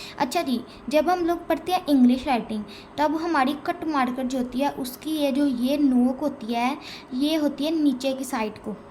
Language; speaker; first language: Urdu; non-native, local second language; Punjabi